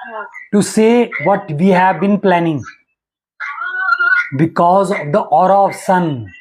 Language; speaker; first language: English; non-native, local second language; Hindi